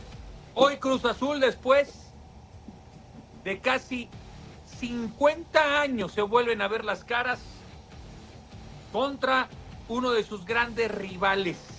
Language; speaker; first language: Spanish; native; Spanish